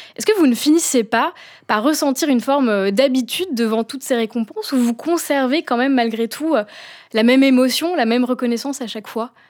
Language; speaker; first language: French; native; French